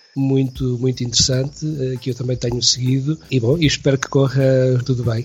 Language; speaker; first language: Portuguese; native; Portuguese